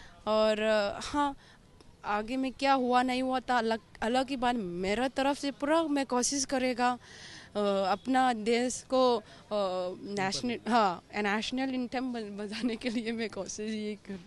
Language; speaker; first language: Hindi; non-native, local second language; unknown